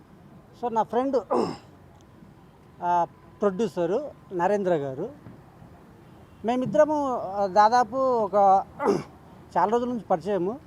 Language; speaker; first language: Telugu; native; Telugu